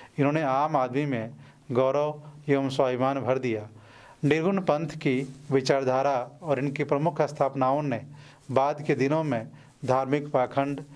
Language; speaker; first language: Hindi; native; Hindi